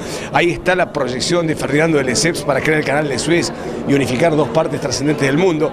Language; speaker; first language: Spanish; native; Spanish